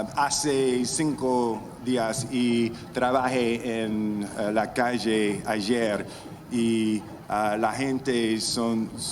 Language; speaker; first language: Spanish; non-native, learner; English